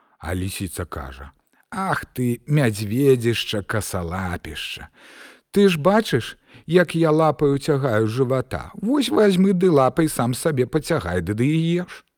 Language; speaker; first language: Belarusian; native; Belarusian